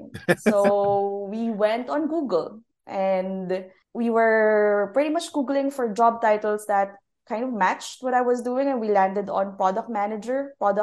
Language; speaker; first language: English; non-native, local second language; Filipino